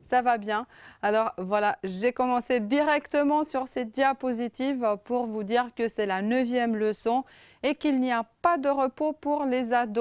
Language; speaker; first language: French; non-native, fluent; Romanian